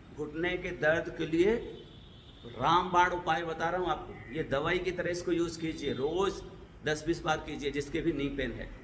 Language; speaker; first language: Hindi; native; Hindi